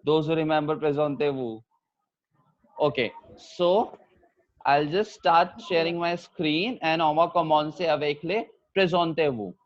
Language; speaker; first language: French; non-native, fluent; Hindi